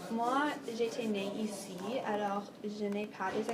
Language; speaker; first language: French; non-native, fluent; English